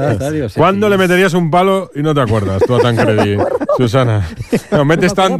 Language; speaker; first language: Spanish; native; Spanish